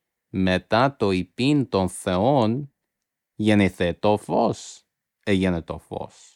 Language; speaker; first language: Greek; non-native, fluent; English